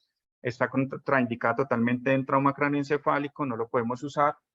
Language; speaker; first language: Spanish; native; Spanish